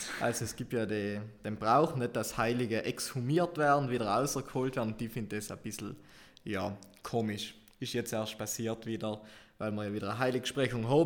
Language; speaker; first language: German; native; German